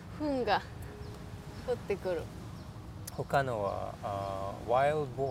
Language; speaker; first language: Japanese; non-native, learner; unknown